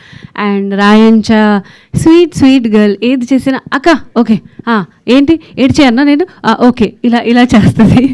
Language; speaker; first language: Telugu; non-native, learner; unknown